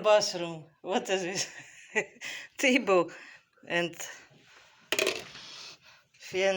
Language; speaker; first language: English; non-native, learner; Russian